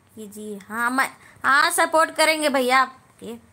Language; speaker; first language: Hindi; native; Hindi